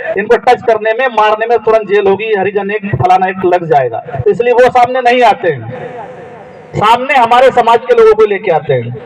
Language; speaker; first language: Hindi; native; Hindi